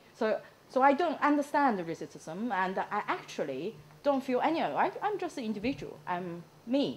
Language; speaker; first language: English; non-native, fluent; Chinese